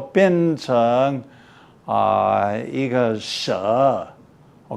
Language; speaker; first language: Chinese; early bilingual, heritage; English